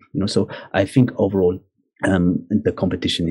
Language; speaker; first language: English; native; English